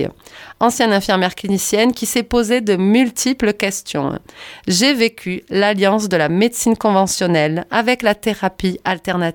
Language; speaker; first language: French; native; French